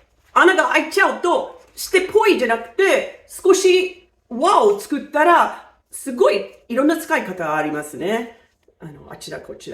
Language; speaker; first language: Japanese; non-native, fluent; English